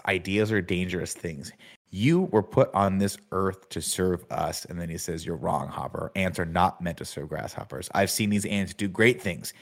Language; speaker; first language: English; native; English